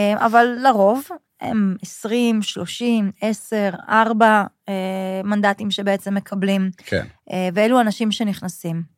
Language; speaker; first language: Hebrew; native; Hebrew